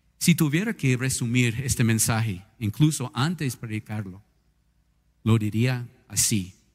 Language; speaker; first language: Spanish; non-native, fluent; English